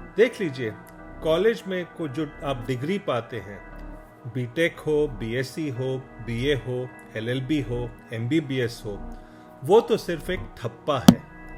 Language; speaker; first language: Hindi; non-native, local second language; Tamil